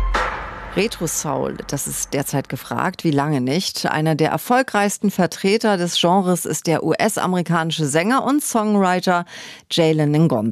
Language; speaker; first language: German; native; German